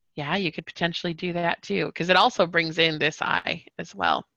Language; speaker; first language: English; native; English